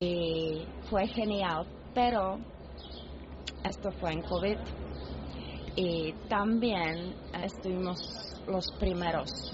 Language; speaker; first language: Spanish; non-native, fluent; Czech